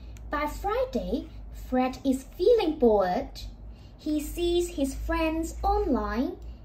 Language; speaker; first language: English; non-native, local second language; Cantonese